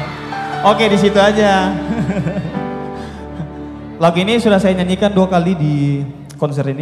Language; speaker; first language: Malay; native; Malay